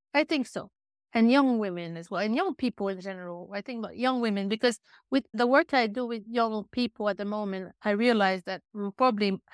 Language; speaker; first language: English; native; English